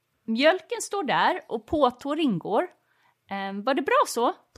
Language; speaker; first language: Swedish; native; Swedish